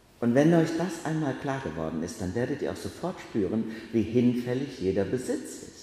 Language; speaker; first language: German; native; German